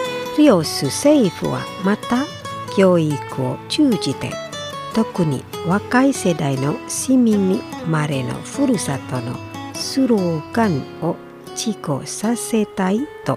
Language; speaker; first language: Japanese; non-native, fluent; Indonesian